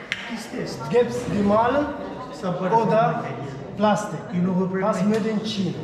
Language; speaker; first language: German; non-native, learner; Arabic